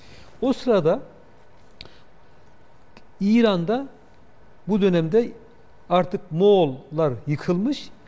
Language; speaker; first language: Turkish; native; Turkish